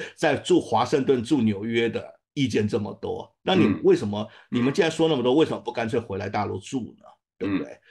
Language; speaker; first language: Chinese; native; Chinese